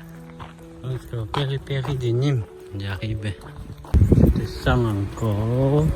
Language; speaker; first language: French; non-native, learner; Korean